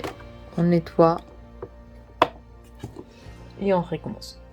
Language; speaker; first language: French; non-native, learner; Spanish